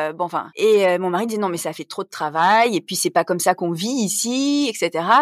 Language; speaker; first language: French; native; French